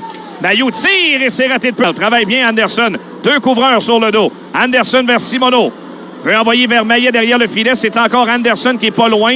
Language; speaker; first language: French; native; French